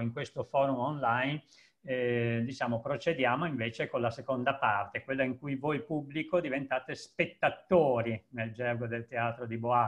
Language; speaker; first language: Italian; native; Italian